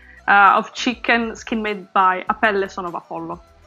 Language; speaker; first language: English; non-native, fluent; Italian